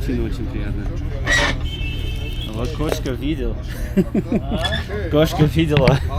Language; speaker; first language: Russian; non-native, learner; English